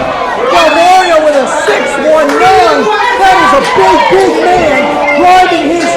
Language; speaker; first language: English; native; English